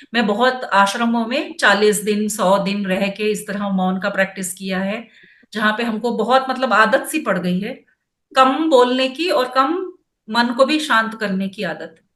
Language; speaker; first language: Hindi; non-native, local second language; Kannada